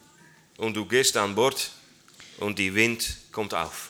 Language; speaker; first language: German; non-native, learner; Dutch